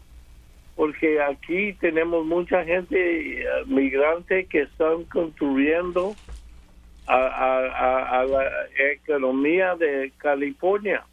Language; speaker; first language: Spanish; early bilingual, other home language; English